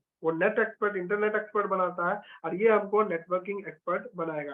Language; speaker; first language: Hindi; native; Hindi